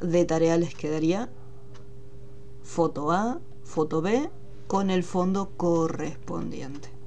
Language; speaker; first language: Spanish; native; Spanish